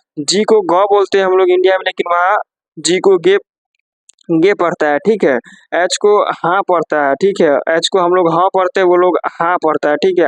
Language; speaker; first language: Hindi; native; Hindi